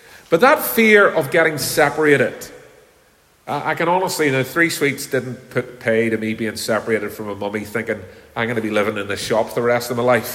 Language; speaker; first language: English; native; English